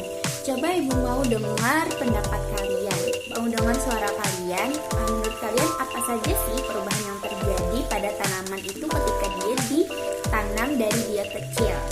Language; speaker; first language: Indonesian; non-native, local second language; Banjar